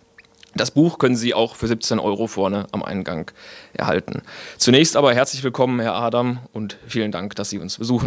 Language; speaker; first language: German; native; German